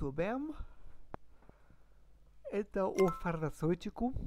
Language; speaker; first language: Portuguese; non-native, learner; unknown